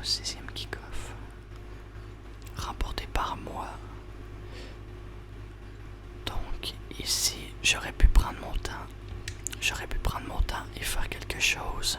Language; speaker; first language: French; native; French